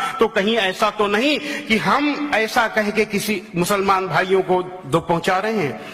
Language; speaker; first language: Hindi; native; Hindi